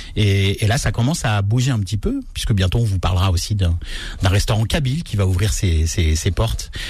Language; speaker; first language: French; native; French